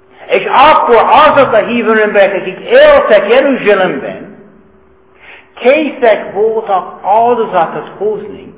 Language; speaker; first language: Hungarian; non-native, fluent; English